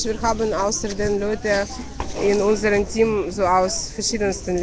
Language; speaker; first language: German; non-native, fluent; Russian